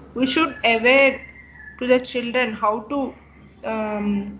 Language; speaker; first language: English; non-native, local second language; Telugu